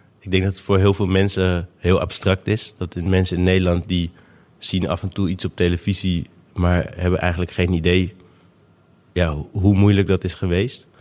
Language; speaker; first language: Dutch; native; Dutch